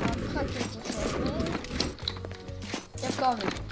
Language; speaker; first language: Icelandic; non-native, learner; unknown